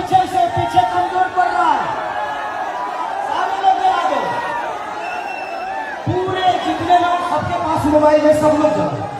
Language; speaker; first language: Hindi; non-native, local second language; Bhojpuri